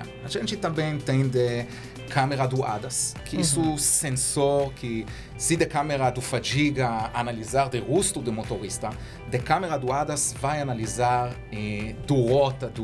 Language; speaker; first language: Portuguese; non-native, learner; Hebrew